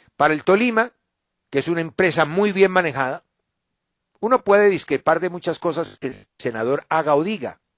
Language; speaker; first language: Spanish; native; Spanish